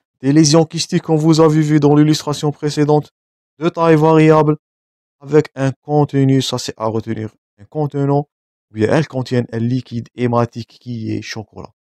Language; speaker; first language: French; non-native, local second language; Arabic